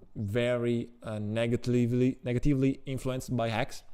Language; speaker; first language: English; non-native, fluent; Italian